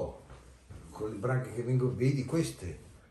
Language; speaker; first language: Italian; native; Italian